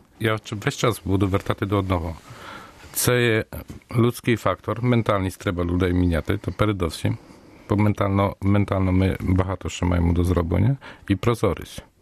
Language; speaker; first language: Ukrainian; early bilingual, heritage; Ukrainian